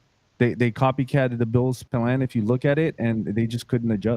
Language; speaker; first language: English; native; English